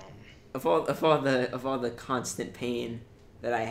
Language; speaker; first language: English; native; English